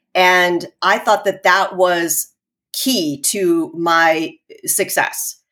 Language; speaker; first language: English; early bilingual, other home language; Chinese